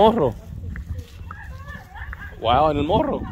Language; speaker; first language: Spanish; early bilingual, heritage; Spanish